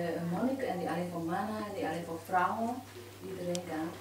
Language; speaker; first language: Dutch; non-native, learner; Burmese